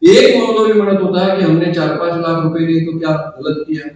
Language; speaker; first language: Hindi; non-native, local second language; Marathi